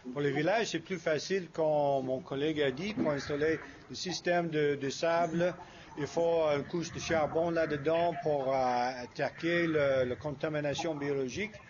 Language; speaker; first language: French; non-native, fluent; English